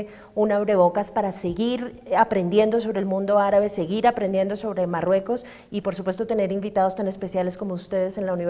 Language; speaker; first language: Spanish; native; Spanish